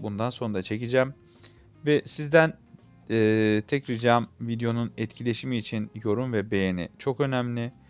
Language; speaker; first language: Turkish; native; Turkish